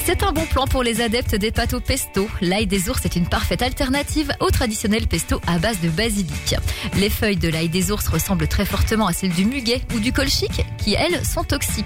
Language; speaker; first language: French; native; French